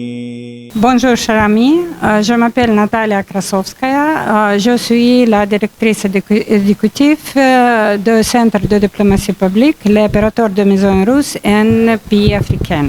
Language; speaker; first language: French; non-native, learner; Russian